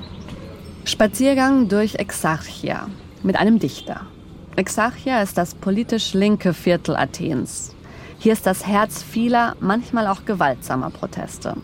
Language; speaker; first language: German; native; German